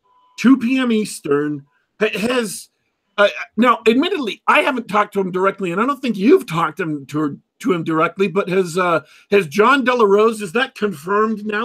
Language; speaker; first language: English; native; English